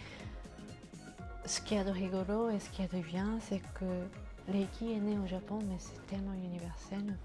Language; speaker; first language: French; non-native, fluent; Japanese